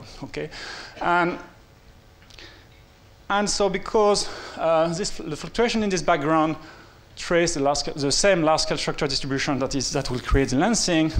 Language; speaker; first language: English; non-native, fluent; French